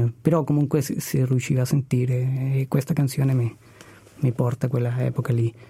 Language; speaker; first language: Italian; non-native, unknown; Spanish